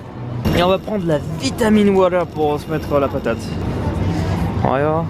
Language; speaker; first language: French; native; French